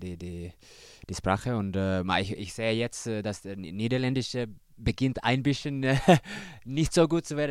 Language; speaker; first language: German; non-native, learner; Finnish